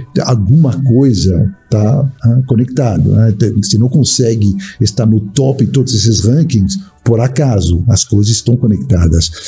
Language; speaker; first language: Portuguese; non-native, fluent; French